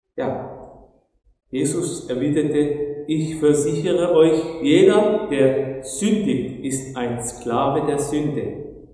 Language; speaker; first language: German; non-native, fluent; Turkish